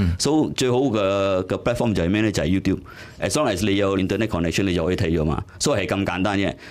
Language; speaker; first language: Cantonese; native; Cantonese